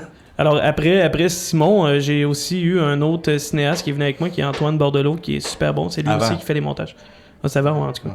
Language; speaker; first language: French; native; French